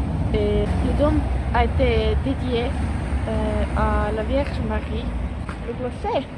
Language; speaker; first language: French; non-native, learner; Estonian